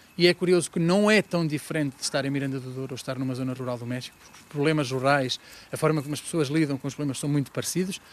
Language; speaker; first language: Portuguese; native; Portuguese